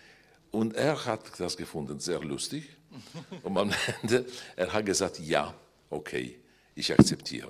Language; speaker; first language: German; non-native, fluent; Polish